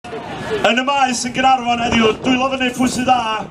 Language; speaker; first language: Welsh; native; Welsh